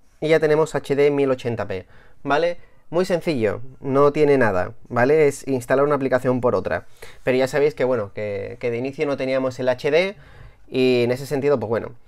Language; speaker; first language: Spanish; native; Spanish